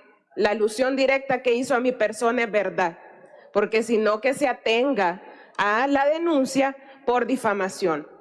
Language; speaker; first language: Spanish; native; Spanish